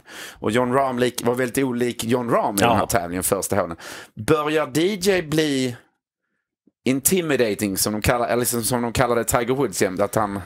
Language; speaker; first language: Swedish; native; Swedish